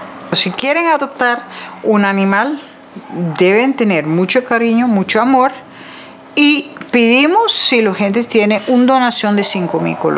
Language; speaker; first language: Spanish; non-native, fluent; Dutch